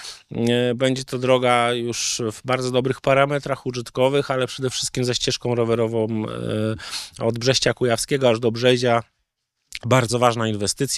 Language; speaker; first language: Polish; native; Polish